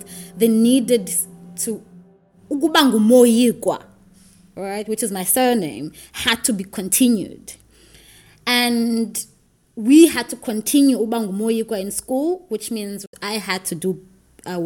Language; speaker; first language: English; non-native, local second language; Xhosa